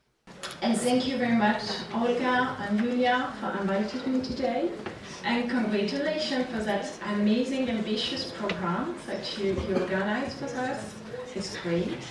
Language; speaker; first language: English; non-native, fluent; French